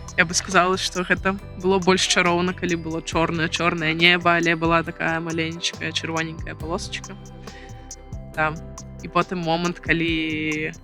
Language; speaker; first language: Belarusian; non-native, local second language; Russian